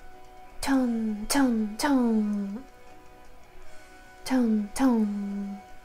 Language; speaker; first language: Japanese; non-native, learner; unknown